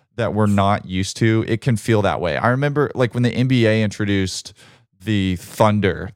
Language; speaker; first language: English; native; English